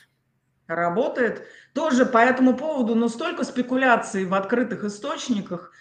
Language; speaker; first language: Russian; native; Russian